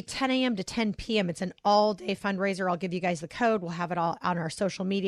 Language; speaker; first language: English; native; English